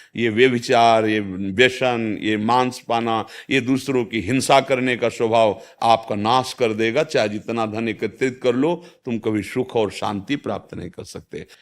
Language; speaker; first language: Hindi; native; Hindi